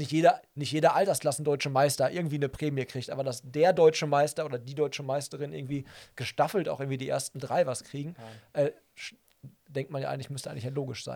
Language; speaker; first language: German; native; German